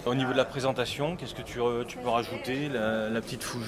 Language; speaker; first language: French; native; French